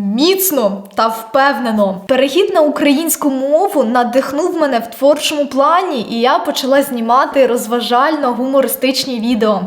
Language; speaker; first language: Ukrainian; non-native, local second language; Russian